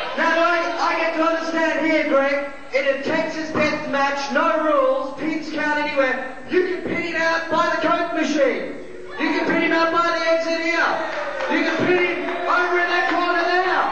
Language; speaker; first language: English; native; English